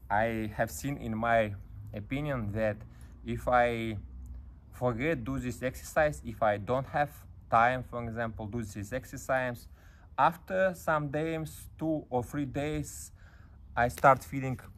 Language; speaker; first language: English; non-native, learner; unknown